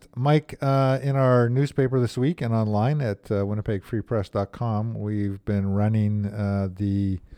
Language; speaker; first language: English; native; English